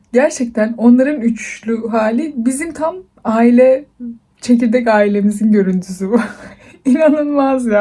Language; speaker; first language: Turkish; early bilingual, other home language; Persian